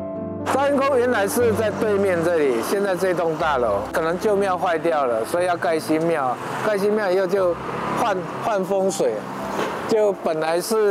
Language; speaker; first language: Chinese; native; Chinese